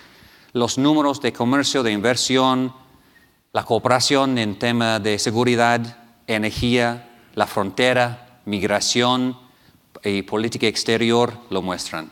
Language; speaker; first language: Spanish; non-native, fluent; English